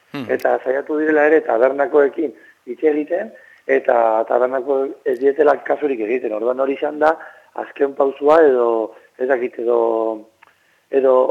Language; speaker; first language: Basque; non-native, local second language; Spanish